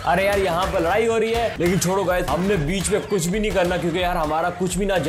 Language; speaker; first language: Hindi; native; Hindi